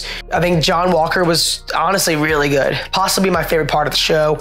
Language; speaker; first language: English; native; English